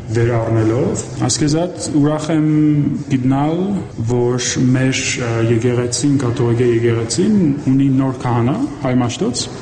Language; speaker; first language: Armenian; early bilingual, heritage; Armenian